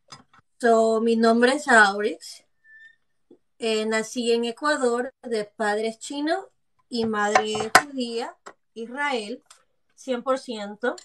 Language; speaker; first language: Spanish; early bilingual, heritage; Chinese